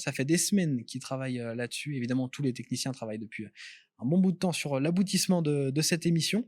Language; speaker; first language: French; native; French